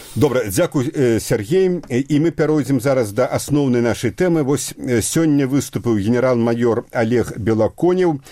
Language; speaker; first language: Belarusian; native; Belarusian